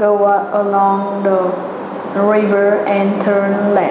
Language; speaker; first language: English; non-native, learner; Vietnamese